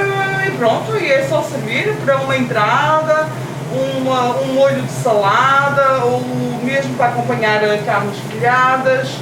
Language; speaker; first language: Portuguese; early bilingual, heritage; Portuguese